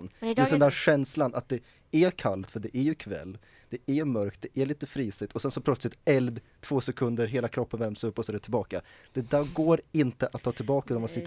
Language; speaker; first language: Swedish; native; Swedish